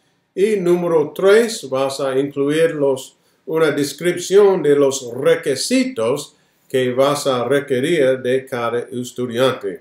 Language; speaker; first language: Spanish; non-native, fluent; English